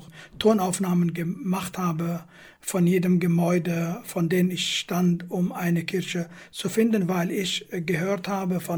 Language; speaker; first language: German; non-native, fluent; Kurdish